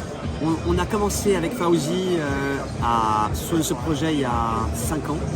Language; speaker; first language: French; native; French